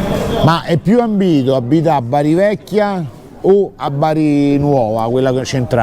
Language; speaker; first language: Italian; native; Italian